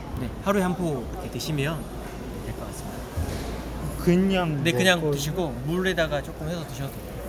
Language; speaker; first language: Korean; native; Korean